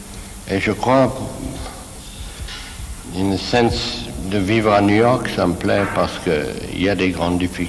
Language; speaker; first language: French; non-native, fluent; Swiss German